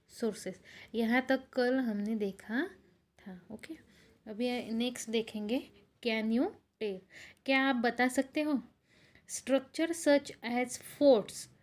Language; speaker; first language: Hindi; non-native, local second language; Marathi